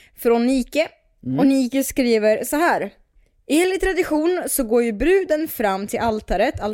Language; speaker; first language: Swedish; early bilingual, other home language; Russian